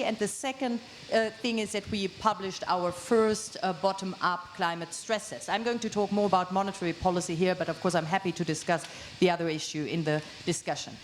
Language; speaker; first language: English; non-native, fluent; German